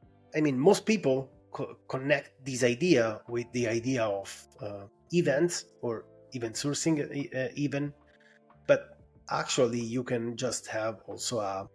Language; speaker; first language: English; non-native, fluent; Italian